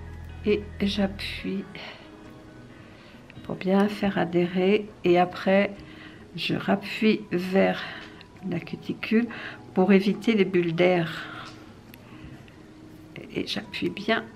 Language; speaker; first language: French; native; French